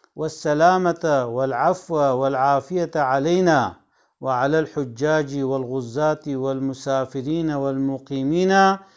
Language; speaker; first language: Arabic; non-native, fluent; Kurdish